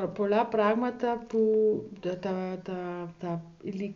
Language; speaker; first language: Greek; non-native, learner; German